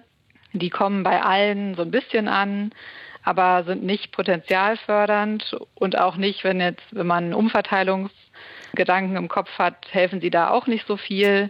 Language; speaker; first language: German; native; German